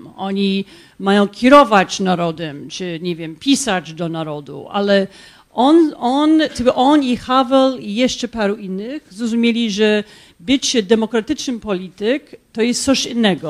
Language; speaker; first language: Polish; non-native, fluent; English